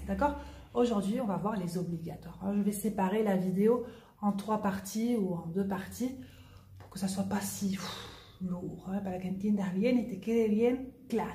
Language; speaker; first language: French; native; French